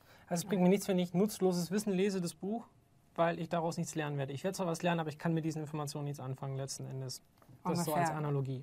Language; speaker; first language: German; native; German